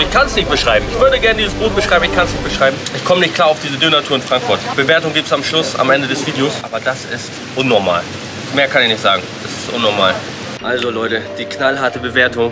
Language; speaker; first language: German; native; German